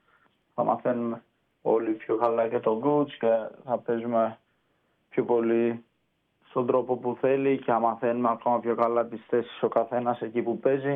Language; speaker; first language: Greek; early bilingual, heritage; Greek